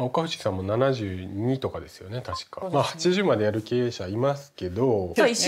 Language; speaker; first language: Japanese; native; Japanese